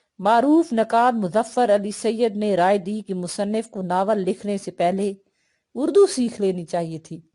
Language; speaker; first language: Urdu; native; Urdu